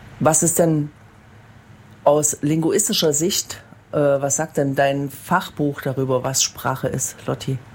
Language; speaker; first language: German; native; German